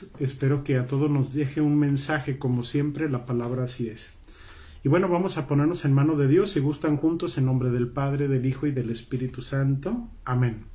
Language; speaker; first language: Spanish; native; Spanish